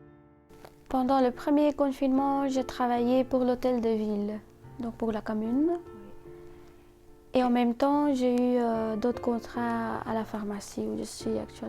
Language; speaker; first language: French; non-native, fluent; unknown